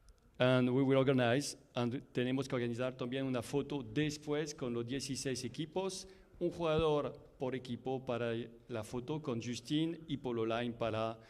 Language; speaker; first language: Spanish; non-native, fluent; French